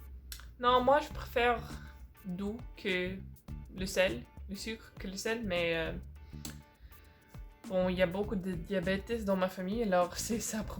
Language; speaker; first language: French; non-native, fluent; English